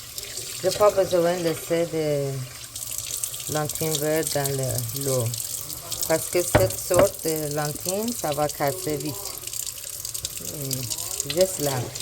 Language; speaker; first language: French; non-native, learner; Persian